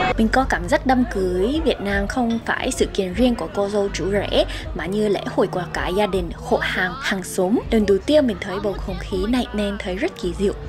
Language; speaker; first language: Vietnamese; non-native, fluent; Korean